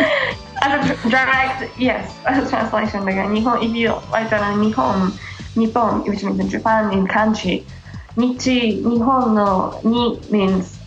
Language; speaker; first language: English; non-native, fluent; Japanese